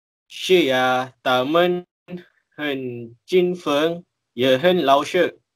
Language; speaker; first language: Chinese; non-native, learner; Malay